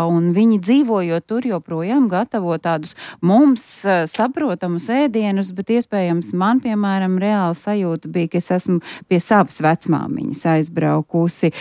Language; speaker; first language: Latvian; native; Latvian